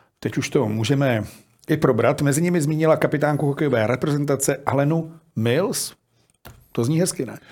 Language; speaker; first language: Czech; native; Czech